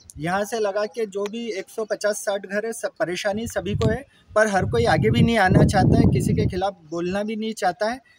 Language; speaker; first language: Hindi; native; Hindi